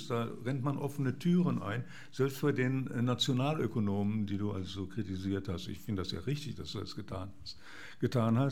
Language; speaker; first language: German; native; German